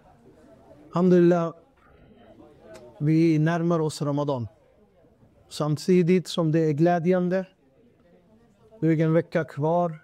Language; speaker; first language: Swedish; non-native, fluent; Urdu